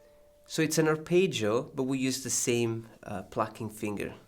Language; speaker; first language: English; non-native, fluent; Italian